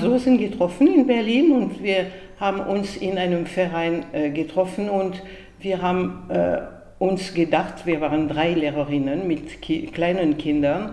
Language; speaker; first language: German; non-native, fluent; French